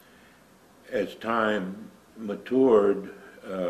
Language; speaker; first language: English; native; English